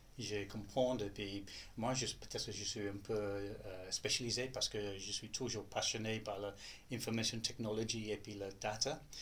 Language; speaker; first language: French; non-native, learner; English